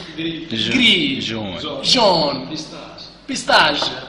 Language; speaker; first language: French; non-native, local second language; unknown